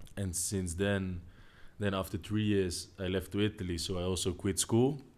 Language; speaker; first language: English; non-native, fluent; Dutch